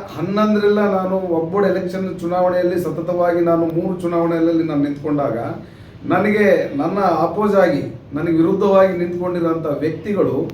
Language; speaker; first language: Kannada; non-native, local second language; Urdu